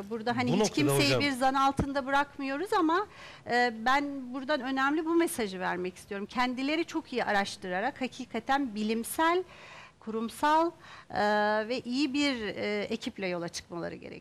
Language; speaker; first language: Turkish; native; Turkish